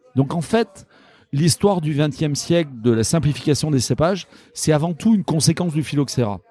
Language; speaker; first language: French; native; French